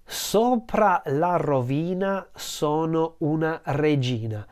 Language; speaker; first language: English; non-native, fluent; Italian